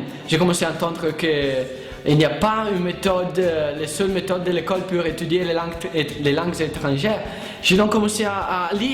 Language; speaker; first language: French; non-native, learner; Italian